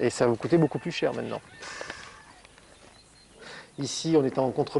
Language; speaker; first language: French; native; French